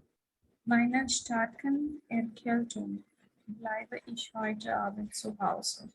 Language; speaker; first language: German; non-native, fluent; Hindi